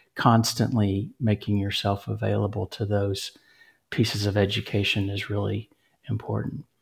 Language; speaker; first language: English; native; English